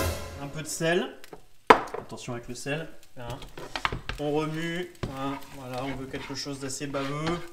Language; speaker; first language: French; native; French